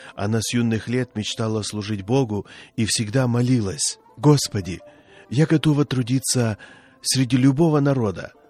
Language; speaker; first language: Russian; non-native, fluent; Swedish